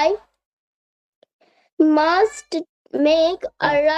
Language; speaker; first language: English; non-native, learner; Bangla